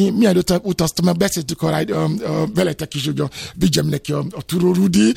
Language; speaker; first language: Hungarian; non-native, fluent; Yoruba